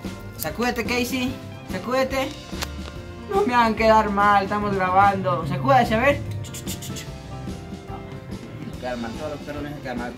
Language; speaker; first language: Spanish; native; Spanish